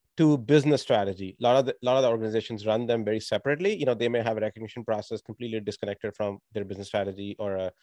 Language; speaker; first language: English; non-native, local second language; Tamil